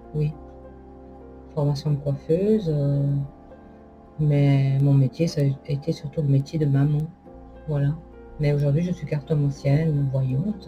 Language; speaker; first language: French; native; French